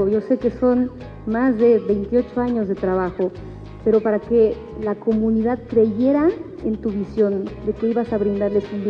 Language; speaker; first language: Spanish; native; Spanish